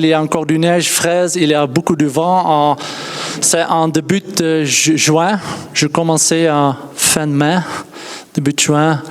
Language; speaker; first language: French; non-native, learner; Dutch